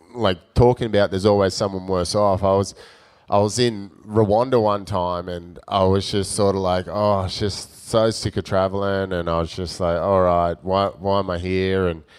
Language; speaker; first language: English; native; English